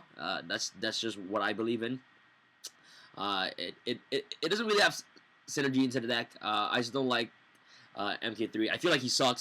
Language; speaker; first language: English; native; English